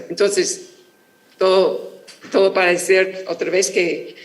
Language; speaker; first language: Spanish; non-native, fluent; English